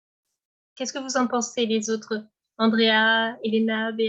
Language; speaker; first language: French; native; French